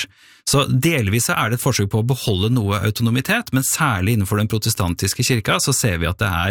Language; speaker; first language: Norwegian; native; Norwegian